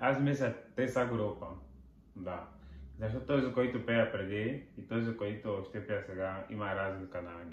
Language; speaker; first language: Bulgarian; non-native, learner; Portuguese